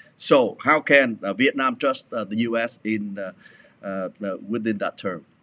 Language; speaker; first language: English; non-native, fluent; Vietnamese